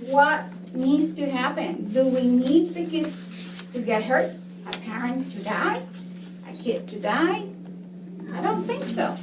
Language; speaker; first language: English; non-native, fluent; Spanish